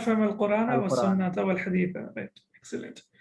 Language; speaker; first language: Arabic; non-native, fluent; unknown